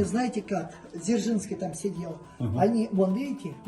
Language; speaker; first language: Russian; native; Russian